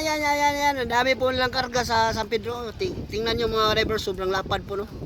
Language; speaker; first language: Filipino; non-native, local second language; Cebuano